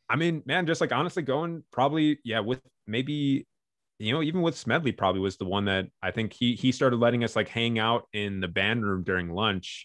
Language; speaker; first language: English; native; English